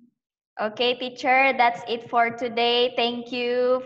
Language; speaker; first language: English; non-native, learner; Thai